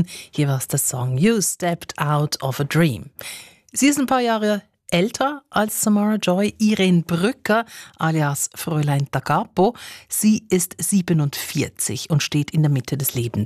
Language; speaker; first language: German; native; German